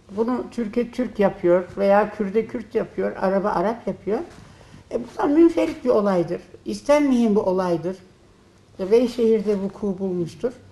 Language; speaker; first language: Turkish; native; Turkish